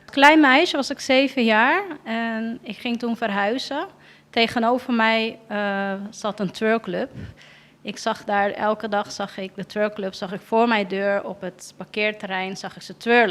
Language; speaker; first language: Dutch; native; Dutch